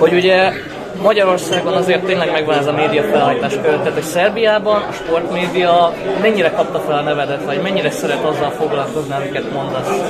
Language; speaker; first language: Hungarian; native; Hungarian